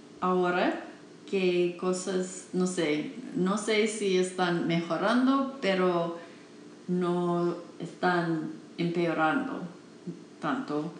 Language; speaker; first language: Spanish; non-native, learner; English